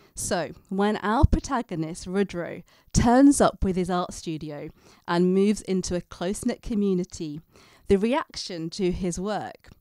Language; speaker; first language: English; native; English